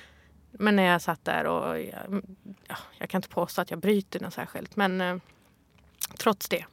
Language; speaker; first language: Swedish; early bilingual, other home language; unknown